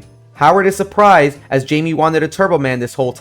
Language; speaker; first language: English; native; English